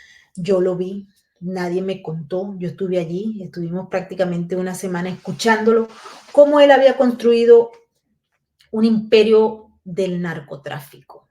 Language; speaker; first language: Spanish; native; Spanish